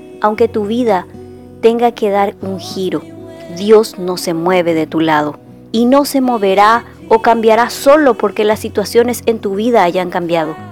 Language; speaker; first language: Spanish; native; Spanish